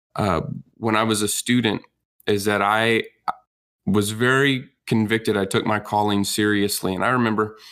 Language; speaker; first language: English; native; English